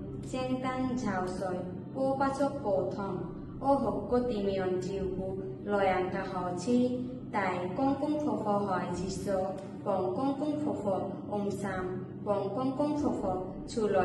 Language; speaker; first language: Cantonese; non-native, learner; Bangla